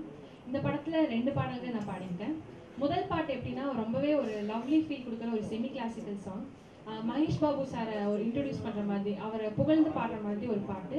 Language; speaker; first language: Tamil; native; Tamil